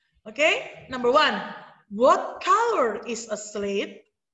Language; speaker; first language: English; non-native, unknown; Indonesian